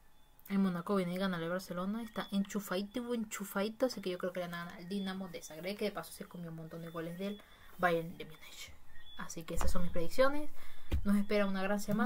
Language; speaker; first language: Spanish; native; Spanish